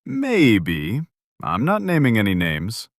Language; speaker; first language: English; native; English